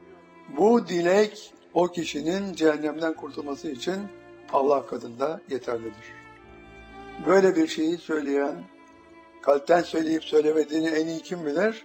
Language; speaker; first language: Turkish; native; Turkish